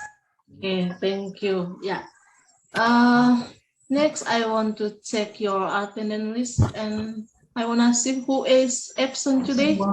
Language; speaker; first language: English; non-native, fluent; Indonesian